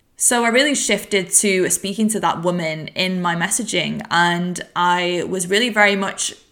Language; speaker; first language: English; native; English